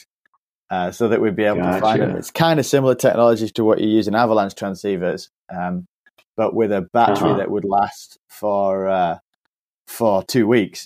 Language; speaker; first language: English; native; English